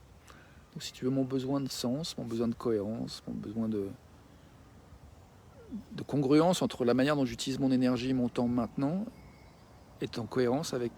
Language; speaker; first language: French; native; French